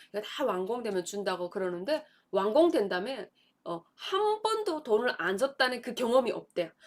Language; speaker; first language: Korean; native; Korean